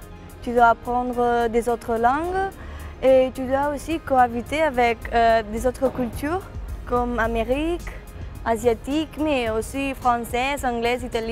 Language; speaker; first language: French; non-native, fluent; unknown